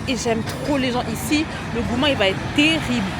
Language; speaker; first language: French; native; French